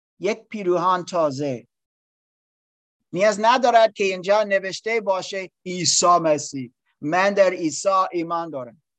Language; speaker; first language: Persian; non-native, learner; English